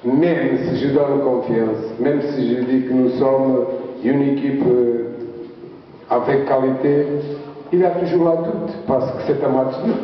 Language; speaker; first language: French; non-native, learner; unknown